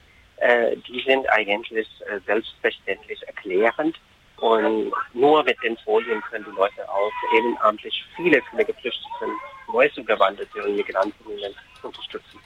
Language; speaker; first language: German; non-native, fluent; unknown